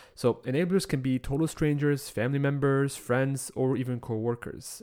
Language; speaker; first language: English; non-native, fluent; Arabic